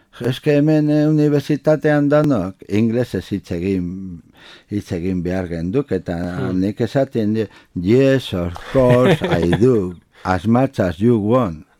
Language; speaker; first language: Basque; non-native, local second language; Spanish